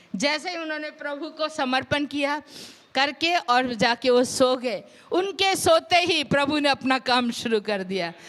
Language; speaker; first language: Hindi; non-native, local second language; Punjabi